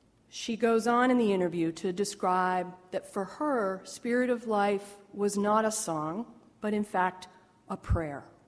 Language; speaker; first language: English; native; English